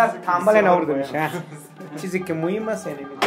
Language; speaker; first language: Persian; native; Persian